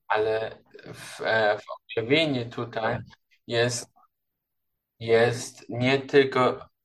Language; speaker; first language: Polish; non-native, learner; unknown